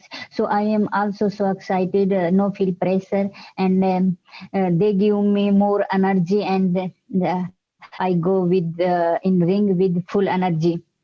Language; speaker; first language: English; non-native, learner; Hindi